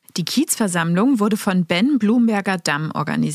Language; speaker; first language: German; native; German